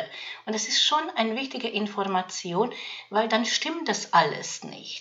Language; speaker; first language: German; non-native, fluent; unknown